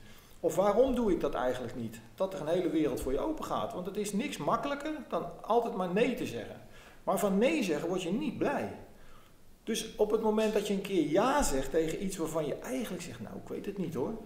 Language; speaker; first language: Dutch; native; Dutch